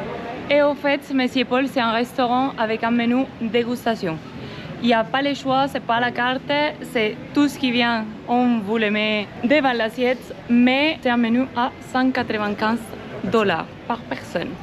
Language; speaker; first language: French; non-native, fluent; Spanish